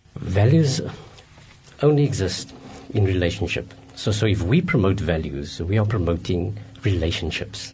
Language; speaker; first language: English; non-native, local second language; Afrikaans